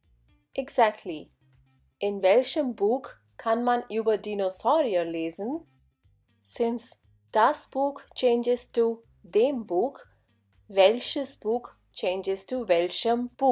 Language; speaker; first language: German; non-native, fluent; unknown